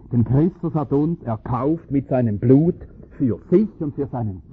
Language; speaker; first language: German; native; German